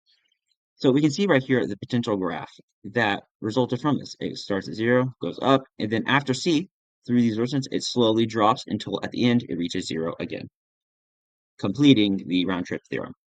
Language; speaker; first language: English; native; English